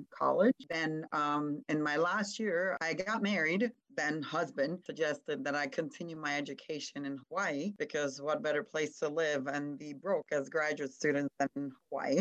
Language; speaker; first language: English; non-native, fluent; Hungarian